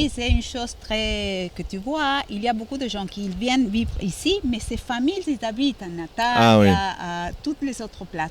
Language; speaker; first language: French; non-native, fluent; Spanish